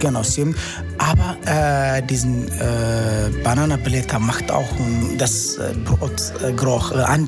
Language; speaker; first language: German; non-native, fluent; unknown